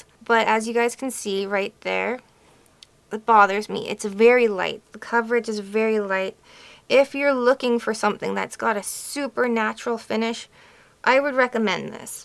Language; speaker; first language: English; native; English